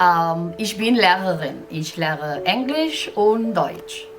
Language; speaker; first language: German; non-native, fluent; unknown